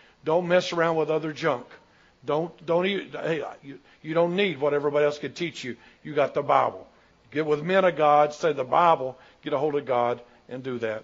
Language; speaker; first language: English; native; English